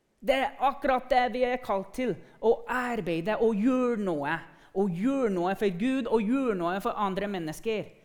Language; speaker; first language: Norwegian; non-native, fluent; English